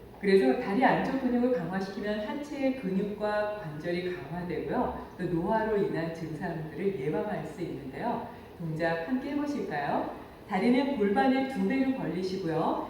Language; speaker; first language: Korean; native; Korean